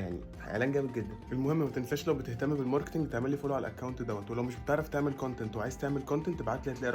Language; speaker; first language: Arabic; native; Arabic